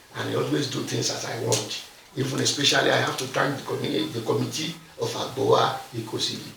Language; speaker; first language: English; non-native, local second language; Yoruba